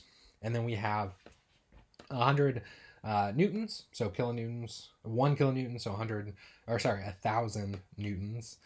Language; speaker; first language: English; native; English